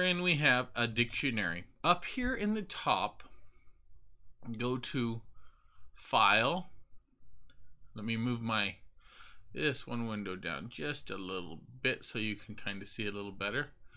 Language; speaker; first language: English; native; English